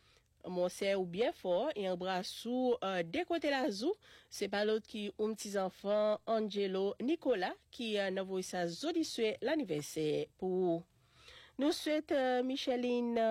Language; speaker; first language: French; non-native, local second language; Seselwa Creole French